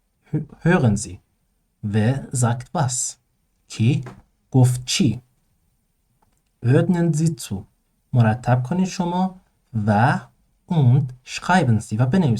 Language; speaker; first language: German; non-native, learner; Persian